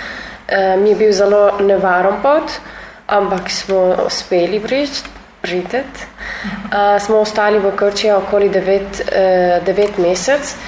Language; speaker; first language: Slovenian; non-native, learner; Arabic